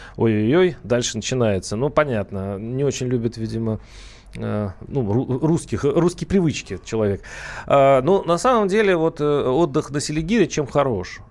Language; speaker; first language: Russian; native; Russian